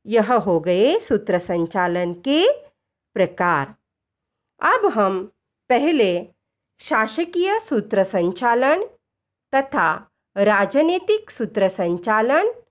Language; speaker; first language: Hindi; non-native, local second language; Marathi